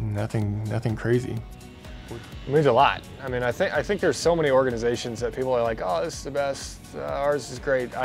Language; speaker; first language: English; native; English